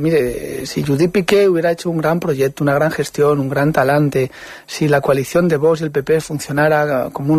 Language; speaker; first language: Spanish; native; Spanish